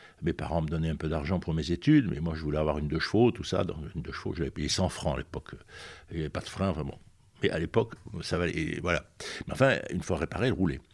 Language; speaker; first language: French; native; French